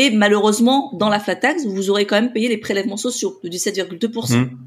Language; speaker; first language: French; native; French